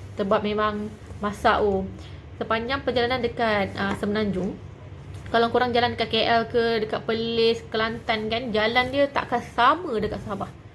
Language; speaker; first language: Malay; native; Malay